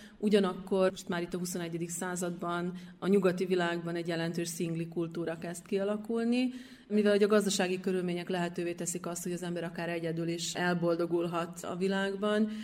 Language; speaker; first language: Hungarian; native; Hungarian